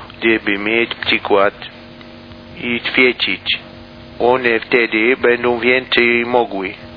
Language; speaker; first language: Polish; non-native, learner; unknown